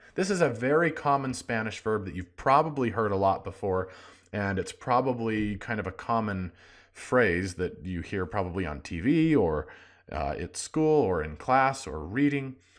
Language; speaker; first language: English; native; English